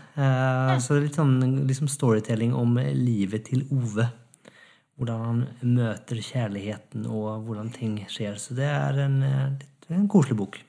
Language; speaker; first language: Norwegian; non-native, fluent; Swedish